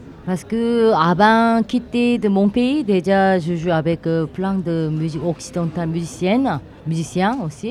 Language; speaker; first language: French; non-native, learner; Korean